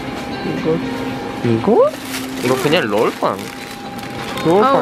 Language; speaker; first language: Korean; non-native, fluent; Japanese